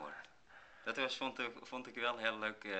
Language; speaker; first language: Dutch; non-native, learner; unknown